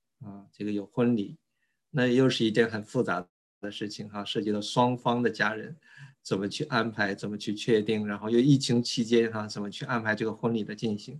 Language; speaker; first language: Chinese; native; Chinese